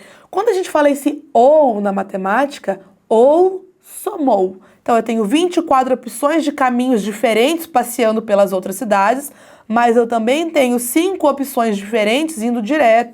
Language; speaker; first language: Portuguese; native; Portuguese